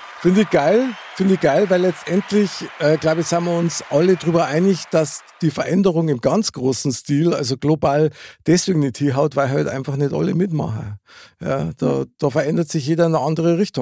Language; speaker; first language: German; native; German